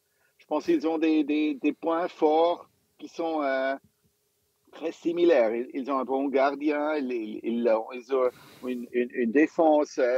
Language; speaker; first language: French; non-native, local second language; German